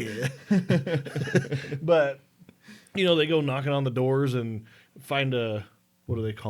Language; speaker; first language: English; native; English